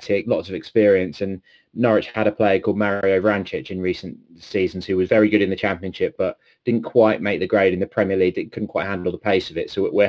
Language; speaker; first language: English; native; English